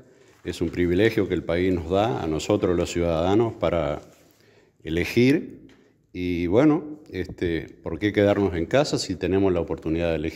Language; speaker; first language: Spanish; native; Spanish